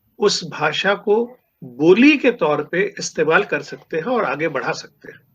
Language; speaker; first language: Hindi; non-native, local second language; Punjabi